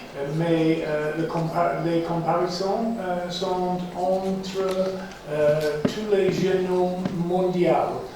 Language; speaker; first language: French; non-native, fluent; English